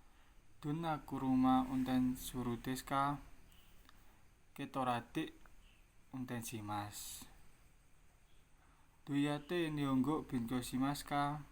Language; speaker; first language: Japanese; non-native, learner; Indonesian